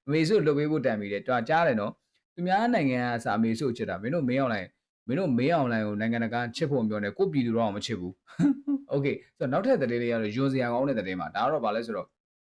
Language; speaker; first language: Burmese; native; Burmese